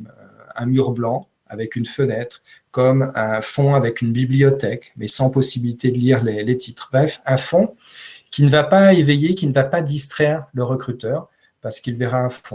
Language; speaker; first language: French; native; French